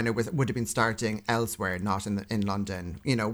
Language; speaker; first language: English; native; English